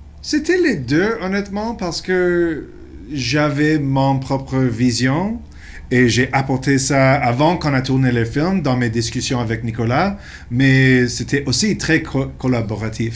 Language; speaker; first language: French; non-native, local second language; English